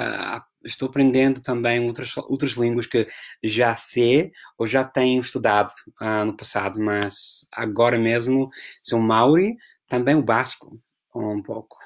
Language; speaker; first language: Portuguese; non-native, fluent; English